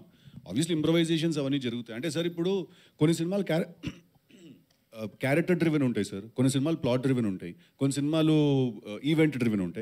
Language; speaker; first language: Telugu; native; Telugu